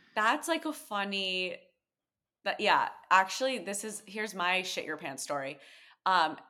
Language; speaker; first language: English; native; English